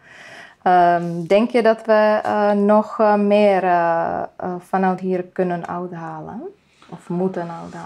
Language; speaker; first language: Dutch; non-native, fluent; Czech